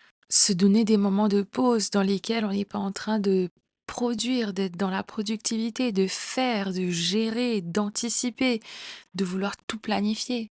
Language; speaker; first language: French; native; French